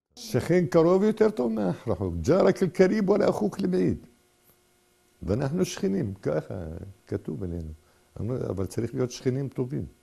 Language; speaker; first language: Hebrew; non-native, local second language; Arabic